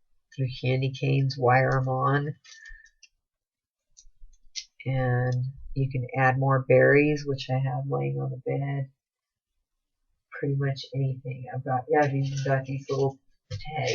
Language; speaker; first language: English; native; English